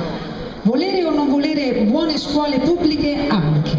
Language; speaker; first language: Italian; native; Italian